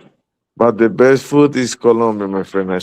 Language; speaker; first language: English; non-native, learner; Spanish